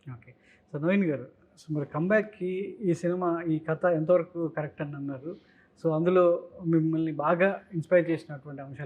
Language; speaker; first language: Telugu; native; Telugu